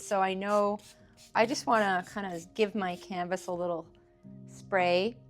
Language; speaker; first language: English; native; English